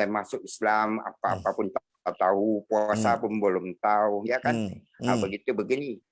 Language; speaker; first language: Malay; non-native, local second language; Chinese